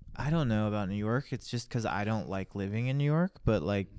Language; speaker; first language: English; native; English